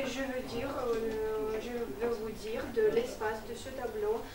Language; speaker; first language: French; non-native, learner; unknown